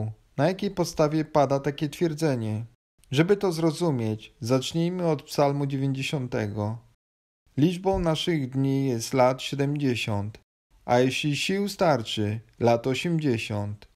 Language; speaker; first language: Polish; native; Polish